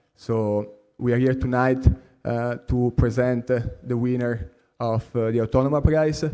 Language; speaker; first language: English; non-native, fluent; Italian